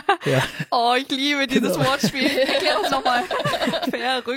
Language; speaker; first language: German; native; German